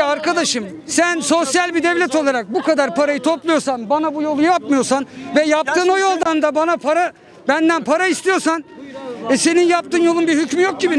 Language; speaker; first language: Turkish; native; Turkish